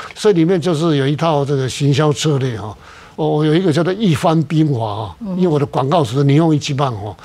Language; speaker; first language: Chinese; native; Chinese